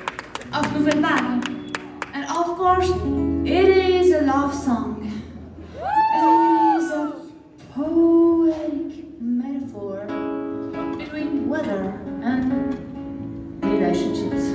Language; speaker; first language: English; non-native, fluent; French